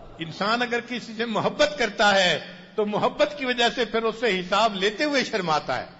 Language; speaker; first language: Urdu; non-native, local second language; Saraiki